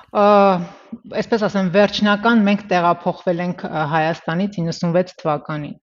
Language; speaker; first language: Armenian; early bilingual, heritage; Armenian